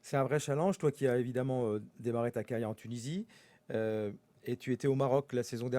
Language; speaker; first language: French; native; French